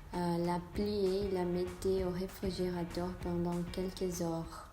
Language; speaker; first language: French; non-native, learner; Portuguese